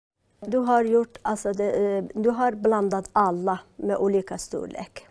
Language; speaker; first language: Swedish; non-native, learner; Persian